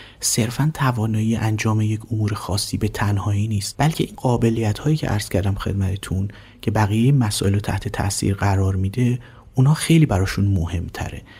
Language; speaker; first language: Persian; native; Persian